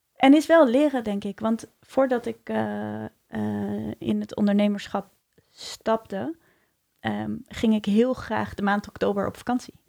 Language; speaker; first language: Dutch; native; Dutch